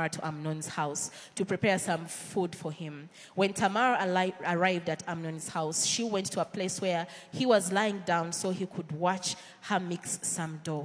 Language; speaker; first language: English; non-native, local second language; Ganda